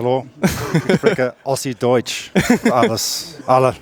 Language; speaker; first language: German; non-native, learner; English